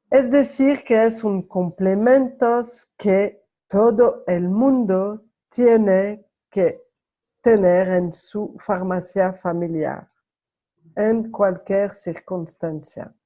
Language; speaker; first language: Spanish; non-native, learner; French